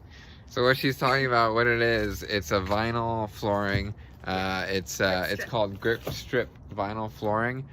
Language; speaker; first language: English; native; English